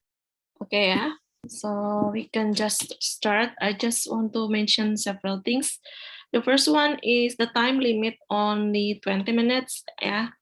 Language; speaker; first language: English; non-native, fluent; Indonesian